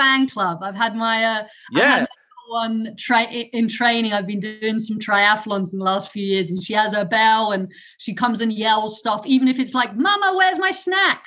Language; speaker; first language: English; non-native, local second language; German